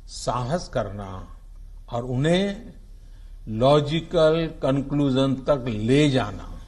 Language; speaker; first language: Hindi; non-native, local second language; Gujarati